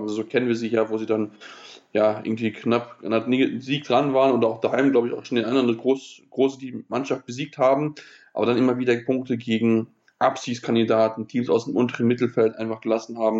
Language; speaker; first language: German; native; German